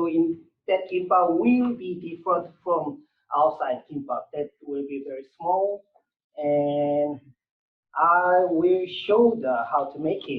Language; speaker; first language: English; non-native, learner; Korean